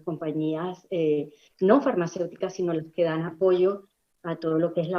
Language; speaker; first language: Spanish; native; Spanish